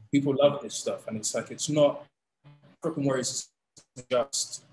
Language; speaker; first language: English; native; English